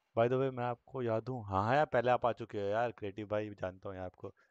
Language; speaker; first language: Hindi; native; Hindi